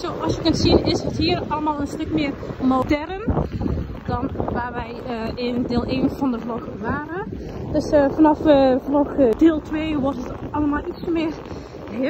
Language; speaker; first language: Dutch; early bilingual, other home language; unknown